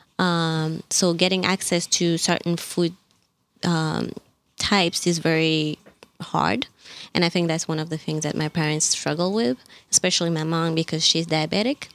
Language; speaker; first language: English; non-native, fluent; French